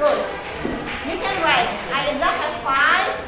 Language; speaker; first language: English; non-native, fluent; Indonesian